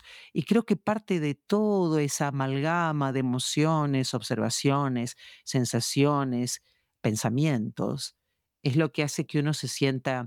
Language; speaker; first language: Spanish; native; Spanish